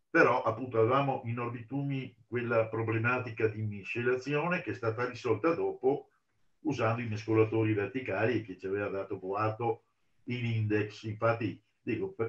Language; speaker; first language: Italian; native; Italian